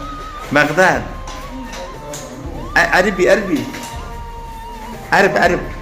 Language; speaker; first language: Arabic; non-native, learner; Urdu